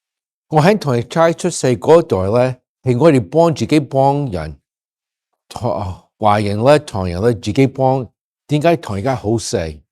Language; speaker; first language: Cantonese; early bilingual, heritage; English